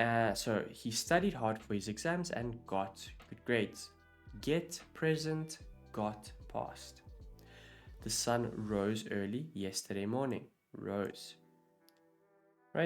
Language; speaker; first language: English; non-native, fluent; Italian